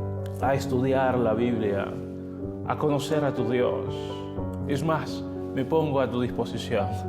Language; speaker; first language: Spanish; native; Spanish